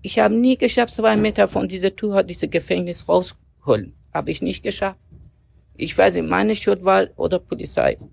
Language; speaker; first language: German; non-native, learner; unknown